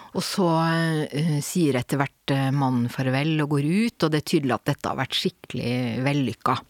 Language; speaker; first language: Norwegian; native; Norwegian